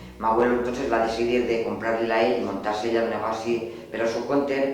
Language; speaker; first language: Spanish; non-native, local second language; Catalan